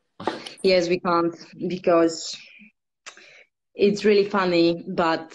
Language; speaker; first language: English; non-native, fluent; Polish